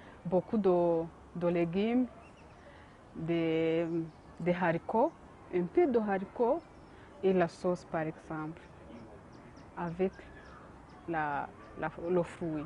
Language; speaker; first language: French; non-native, local second language; Kinyarwanda